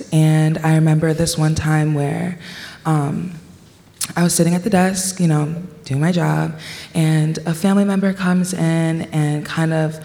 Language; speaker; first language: English; native; English